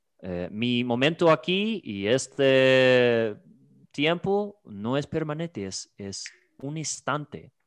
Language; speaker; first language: Spanish; non-native, fluent; English